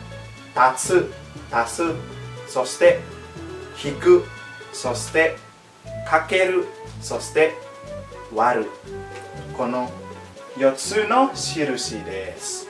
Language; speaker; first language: Japanese; non-native, learner; Indonesian